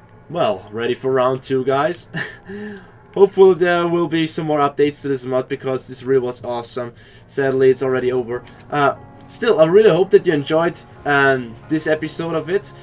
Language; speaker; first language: English; non-native, fluent; German